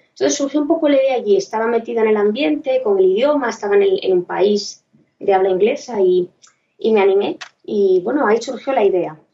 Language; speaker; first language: Spanish; native; Spanish